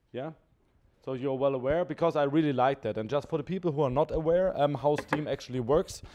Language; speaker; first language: English; non-native, fluent; German